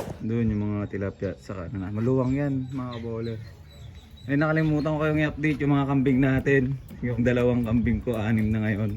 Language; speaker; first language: Filipino; non-native, local second language; Iloko